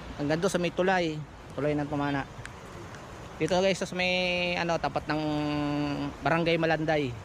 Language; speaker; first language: Filipino; native; Filipino